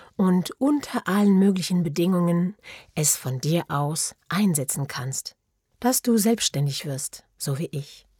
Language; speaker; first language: German; non-native, fluent; French